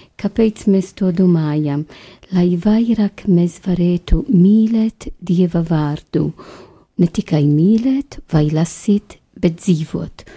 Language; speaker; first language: Latvian; non-native, fluent; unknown